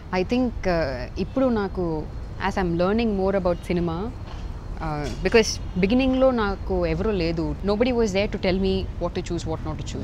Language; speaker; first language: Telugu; non-native, learner; Tamil